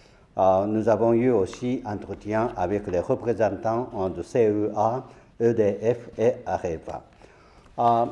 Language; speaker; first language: French; non-native, fluent; Japanese